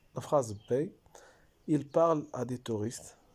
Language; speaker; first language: French; non-native, local second language; Arabic